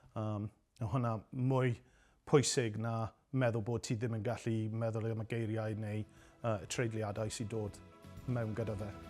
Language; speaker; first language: Welsh; non-native, local second language; English